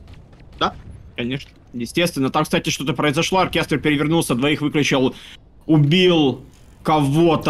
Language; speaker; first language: Russian; native; Russian